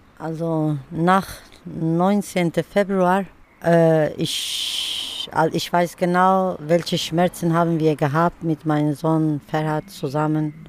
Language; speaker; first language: German; early bilingual, other home language; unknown